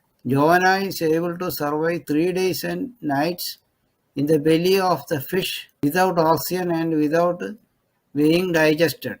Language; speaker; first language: English; non-native, local second language; Malayalam